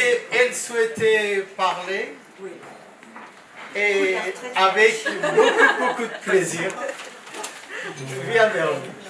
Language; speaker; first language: French; non-native, fluent; Persian